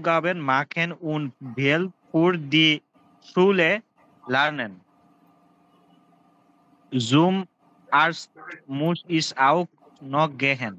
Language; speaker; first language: German; non-native, learner; Bangla